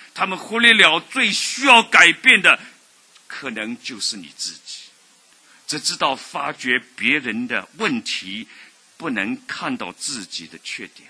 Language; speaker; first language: Chinese; native; Chinese